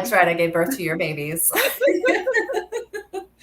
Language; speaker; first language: English; native; English